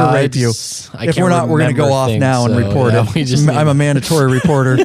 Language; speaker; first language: English; native; English